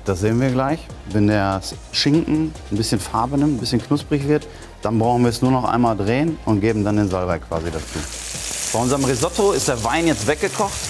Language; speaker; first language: German; native; German